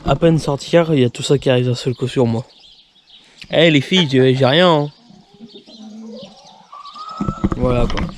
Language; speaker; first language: French; native; French